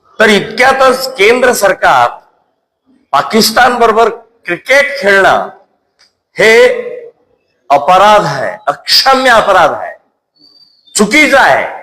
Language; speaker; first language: Marathi; non-native, local second language; Kannada